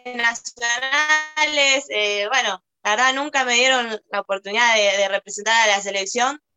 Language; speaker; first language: Spanish; native; Spanish